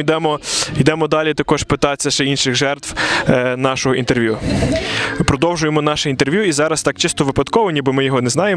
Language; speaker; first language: Ukrainian; native; Ukrainian